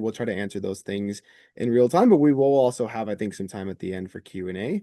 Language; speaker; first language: English; native; English